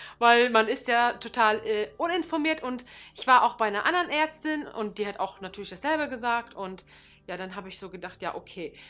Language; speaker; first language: German; early bilingual, other home language; Turkish